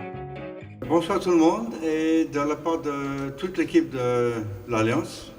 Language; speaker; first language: French; non-native, fluent; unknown